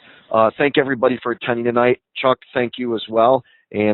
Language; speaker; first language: English; native; English